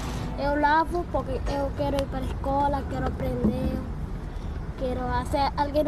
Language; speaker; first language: Portuguese; non-native, learner; Spanish